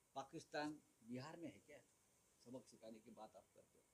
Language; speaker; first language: Hindi; non-native, local second language; Marathi